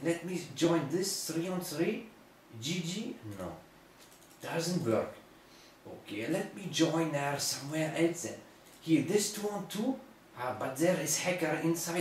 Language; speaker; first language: English; non-native, learner; German